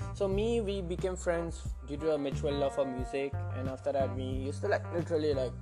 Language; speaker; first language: English; non-native, local second language; Manipuri